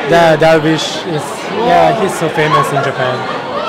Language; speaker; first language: English; non-native, learner; Japanese